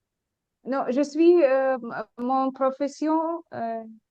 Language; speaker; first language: French; non-native, learner; Ukrainian